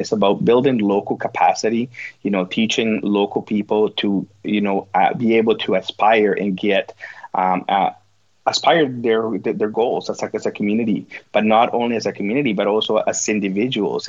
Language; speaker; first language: English; non-native, fluent; Spanish